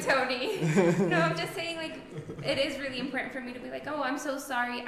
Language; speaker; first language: English; non-native, fluent; Spanish